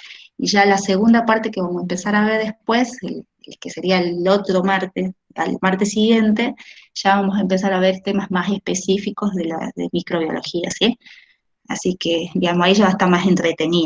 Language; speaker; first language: Spanish; native; Spanish